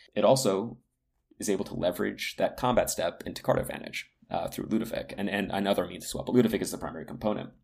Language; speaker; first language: English; native; English